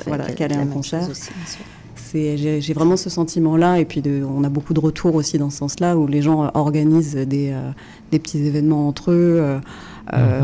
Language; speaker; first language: French; native; French